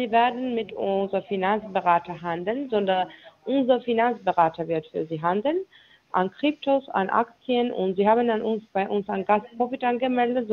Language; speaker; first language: German; non-native, learner; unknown